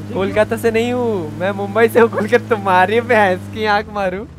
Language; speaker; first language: Hindi; non-native, local second language; Bangla